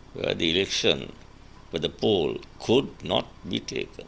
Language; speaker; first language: English; non-native, local second language; Sinhala